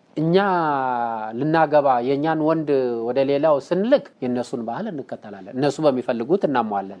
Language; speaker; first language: Amharic; non-native, local second language; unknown